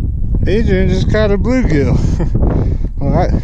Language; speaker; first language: English; native; English